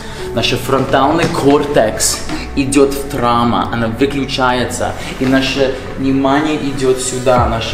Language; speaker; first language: Russian; non-native, fluent; English